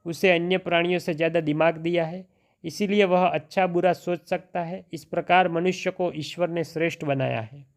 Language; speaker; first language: Hindi; non-native, local second language; Gujarati